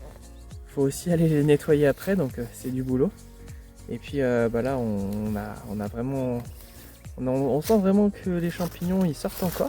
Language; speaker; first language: French; native; French